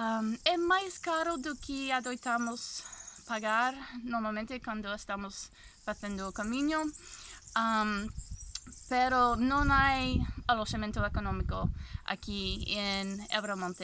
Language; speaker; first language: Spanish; non-native, fluent; English